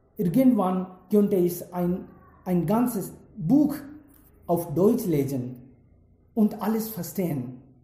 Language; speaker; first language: German; non-native, fluent; Hindi